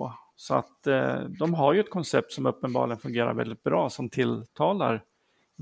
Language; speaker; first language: Swedish; native; Swedish